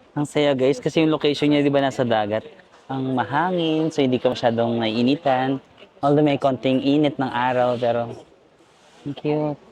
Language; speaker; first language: Filipino; non-native, local second language; Cebuano